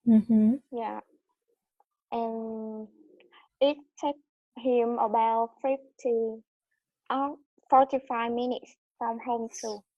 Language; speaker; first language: English; non-native, learner; Vietnamese